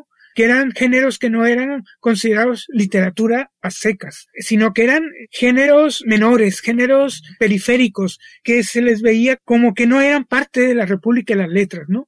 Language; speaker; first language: Spanish; native; Spanish